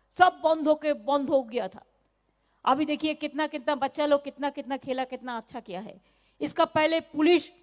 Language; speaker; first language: Hindi; non-native, local second language; Bangla